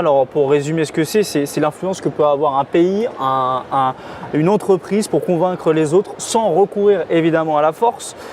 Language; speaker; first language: French; native; French